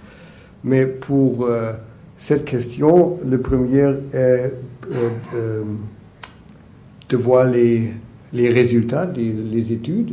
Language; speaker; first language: French; non-native, learner; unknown